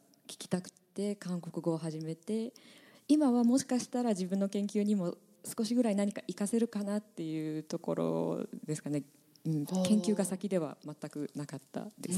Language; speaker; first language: Japanese; native; Japanese